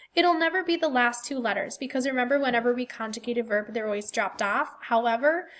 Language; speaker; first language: English; native; English